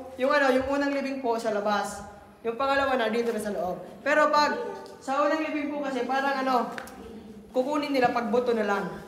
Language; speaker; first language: Filipino; non-native, local second language; Bikol